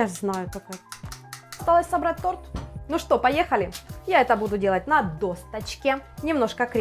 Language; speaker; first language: Russian; native; Russian